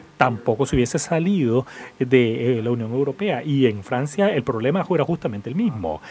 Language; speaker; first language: Spanish; non-native, fluent; English